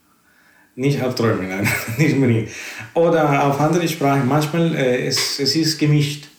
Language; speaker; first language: German; non-native, fluent; Spanish